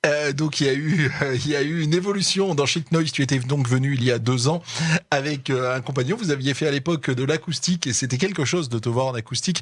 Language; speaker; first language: French; native; French